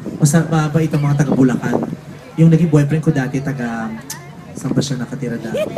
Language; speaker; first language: Filipino; native; Filipino